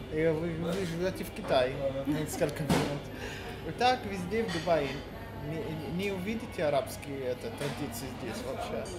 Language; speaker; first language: Russian; non-native, learner; Arabic